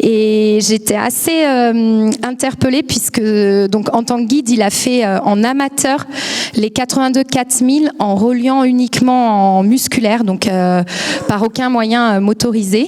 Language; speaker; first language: French; native; French